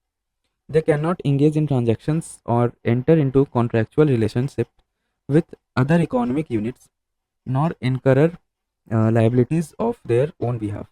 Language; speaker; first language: English; non-native, local second language; Hindi